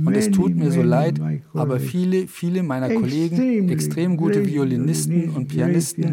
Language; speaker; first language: German; non-native, fluent; Spanish